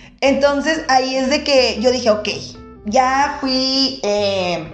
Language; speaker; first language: Spanish; native; Spanish